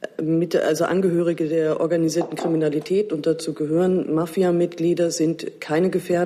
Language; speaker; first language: German; native; German